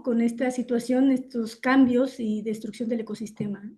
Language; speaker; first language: Spanish; native; Spanish